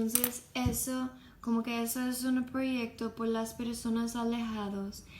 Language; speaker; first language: Spanish; non-native, learner; English